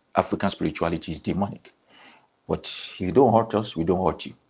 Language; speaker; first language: English; non-native, local second language; Yoruba